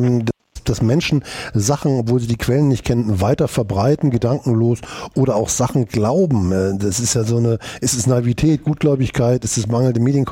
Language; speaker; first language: German; native; German